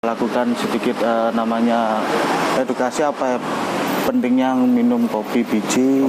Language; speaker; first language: Indonesian; non-native, local second language; Javanese